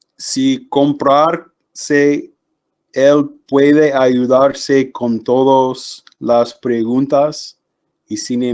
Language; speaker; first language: Spanish; non-native, learner; English